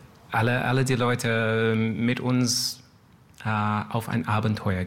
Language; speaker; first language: German; non-native, learner; French